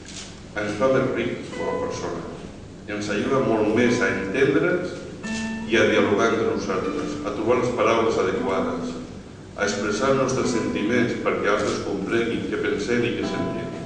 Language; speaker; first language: Catalan; non-native, local second language; Spanish